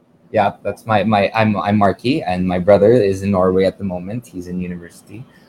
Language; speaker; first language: English; early bilingual, other home language; Filipino